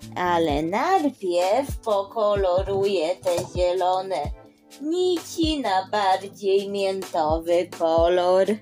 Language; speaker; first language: Polish; early bilingual, heritage; Polish